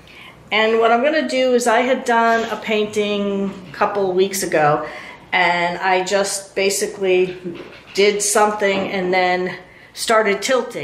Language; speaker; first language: English; native; English